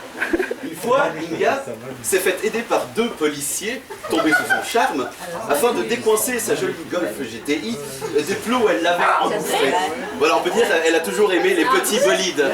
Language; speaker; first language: French; native; French